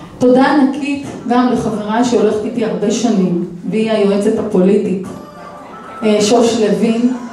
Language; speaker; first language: Hebrew; native; Hebrew